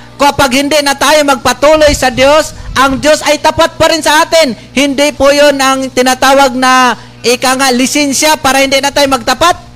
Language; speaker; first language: Filipino; non-native, local second language; Bikol